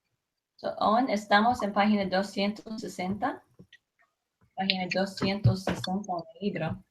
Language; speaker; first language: Spanish; non-native, fluent; English